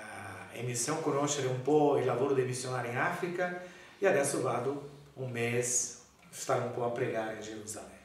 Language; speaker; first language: Italian; non-native, learner; Portuguese